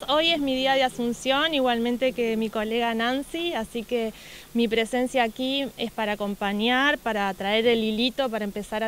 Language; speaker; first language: Spanish; native; Spanish